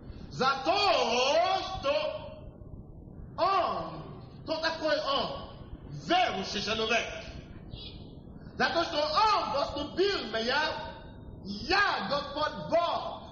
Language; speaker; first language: Russian; non-native, fluent; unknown